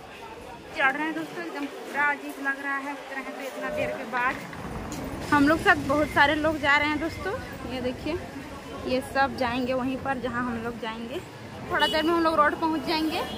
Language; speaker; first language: Hindi; native; Hindi